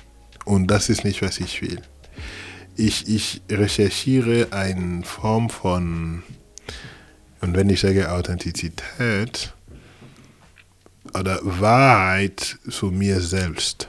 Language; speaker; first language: German; non-native, fluent; French